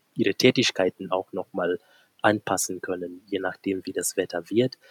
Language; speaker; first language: German; non-native, fluent; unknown